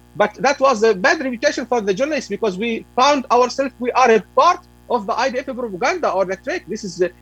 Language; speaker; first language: English; non-native, fluent; Arabic